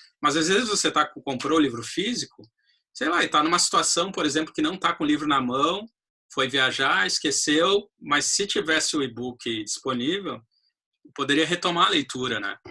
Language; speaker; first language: Portuguese; native; Portuguese